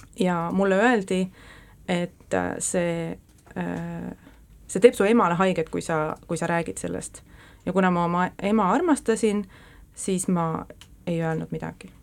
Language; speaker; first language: Estonian; native; Estonian